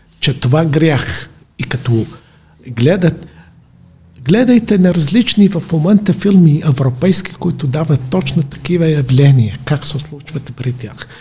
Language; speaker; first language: Bulgarian; non-native, fluent; Arabic